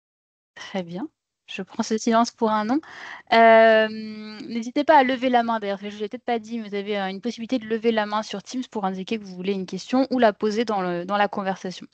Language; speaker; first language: French; native; French